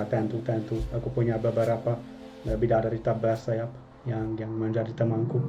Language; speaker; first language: Indonesian; non-native, fluent; Hungarian